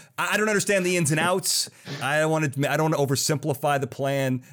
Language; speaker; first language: English; native; English